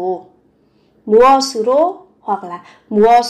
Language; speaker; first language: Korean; non-native, fluent; Vietnamese